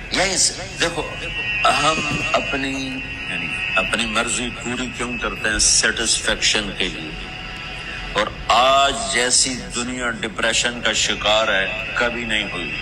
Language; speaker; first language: Urdu; non-native, local second language; Punjabi